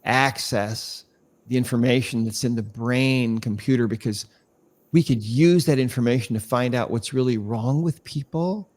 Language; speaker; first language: English; native; English